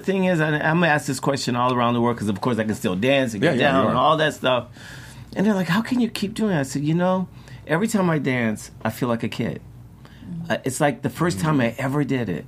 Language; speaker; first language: English; native; English